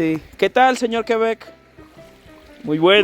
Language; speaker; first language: Spanish; native; Spanish